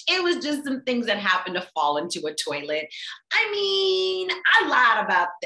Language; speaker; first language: English; native; English